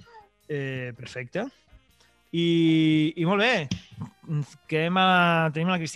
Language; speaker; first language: Catalan; native; Catalan